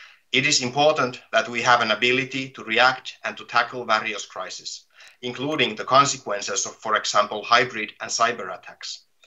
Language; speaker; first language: English; non-native, fluent; Finnish